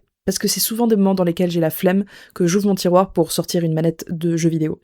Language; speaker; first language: French; native; French